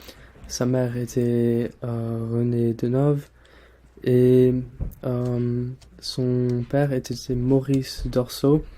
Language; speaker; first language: French; non-native, learner; English